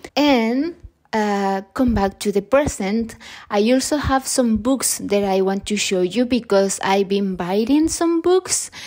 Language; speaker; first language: English; non-native, learner; Spanish